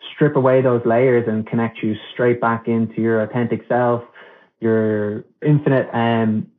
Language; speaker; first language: English; non-native, local second language; Irish